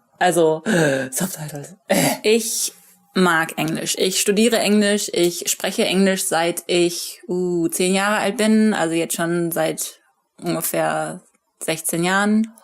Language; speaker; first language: German; native; German